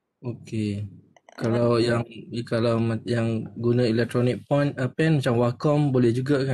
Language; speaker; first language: Malay; native; Malay